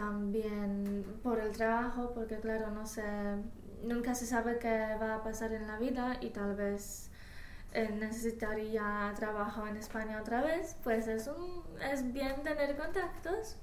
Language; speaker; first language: Spanish; non-native, fluent; Polish